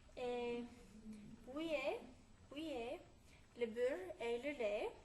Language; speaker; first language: French; non-native, learner; English